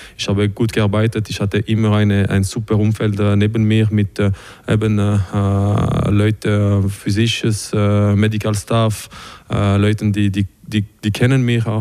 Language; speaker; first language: German; non-native, local second language; French